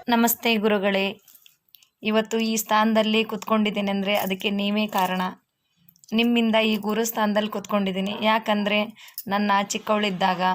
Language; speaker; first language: Kannada; native; Kannada